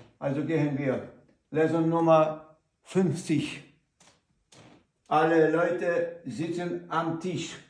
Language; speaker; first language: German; non-native, learner; Ukrainian